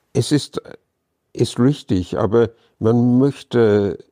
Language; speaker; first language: German; non-native, fluent; English